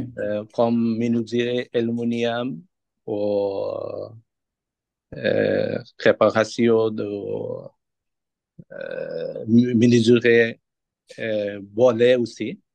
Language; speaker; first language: French; non-native, learner; Bangla